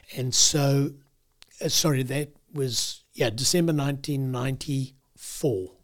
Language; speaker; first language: English; native; English